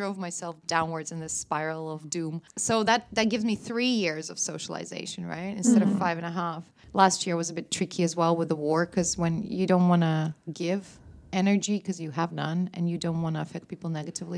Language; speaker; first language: English; non-native, fluent; Russian